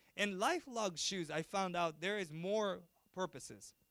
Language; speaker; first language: English; non-native, fluent; Japanese